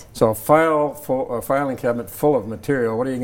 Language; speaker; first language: English; native; English